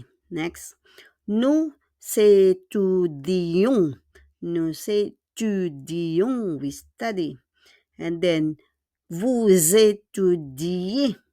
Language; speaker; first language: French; non-native, fluent; Filipino